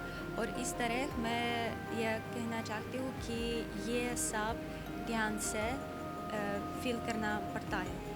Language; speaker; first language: Hindi; non-native, learner; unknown